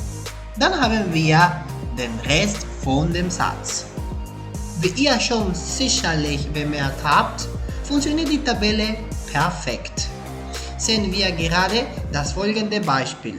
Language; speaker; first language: German; non-native, fluent; Spanish